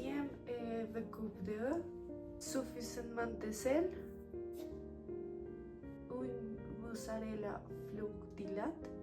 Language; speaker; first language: French; non-native, learner; Spanish